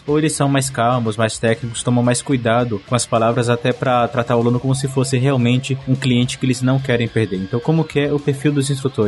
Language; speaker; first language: Portuguese; native; Portuguese